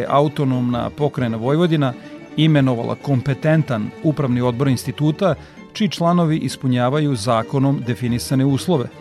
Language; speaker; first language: Serbian; native; Serbian